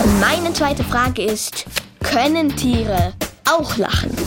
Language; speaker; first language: German; native; German